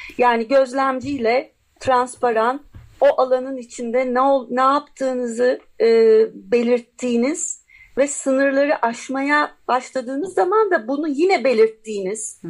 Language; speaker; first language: Turkish; native; Turkish